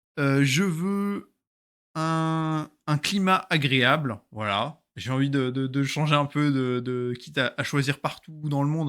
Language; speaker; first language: French; native; French